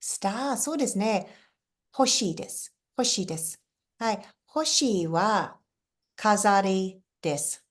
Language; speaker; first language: Japanese; non-native, fluent; English